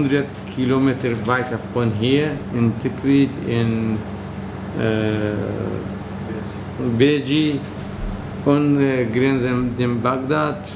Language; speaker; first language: German; non-native, learner; Kurdish